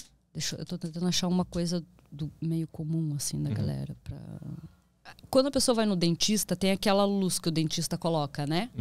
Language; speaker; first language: Portuguese; native; Portuguese